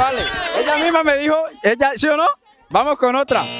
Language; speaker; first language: Spanish; native; Spanish